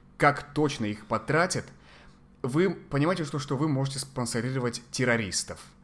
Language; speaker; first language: Russian; non-native, fluent; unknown